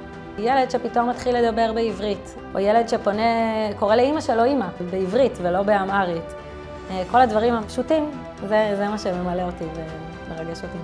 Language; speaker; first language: Hebrew; native; Hebrew